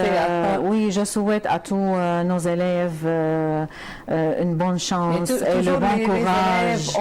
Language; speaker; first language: French; non-native, fluent; Arabic